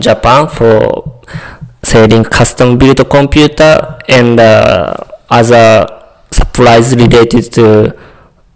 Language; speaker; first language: English; non-native, learner; Japanese